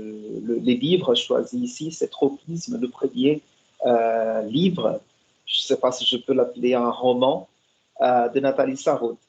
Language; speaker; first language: French; non-native, fluent; Portuguese